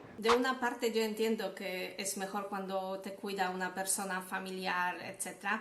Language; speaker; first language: Spanish; non-native, fluent; Polish